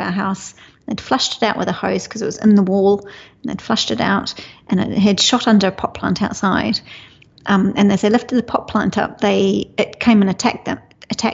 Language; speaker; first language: English; native; English